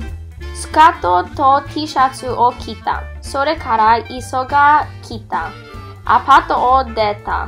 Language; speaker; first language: Japanese; non-native, learner; English